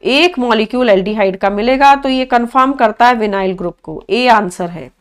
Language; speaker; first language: Hindi; native; Hindi